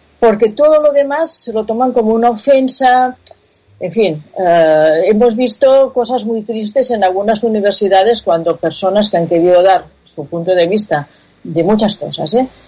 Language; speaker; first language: Spanish; non-native, local second language; Catalan